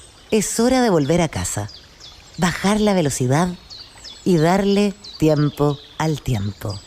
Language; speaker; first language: Spanish; native; Spanish